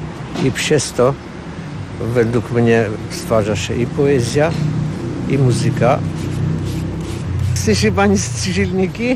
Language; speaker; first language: Polish; non-native, learner; Armenian